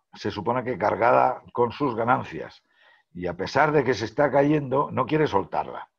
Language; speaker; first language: Spanish; native; Spanish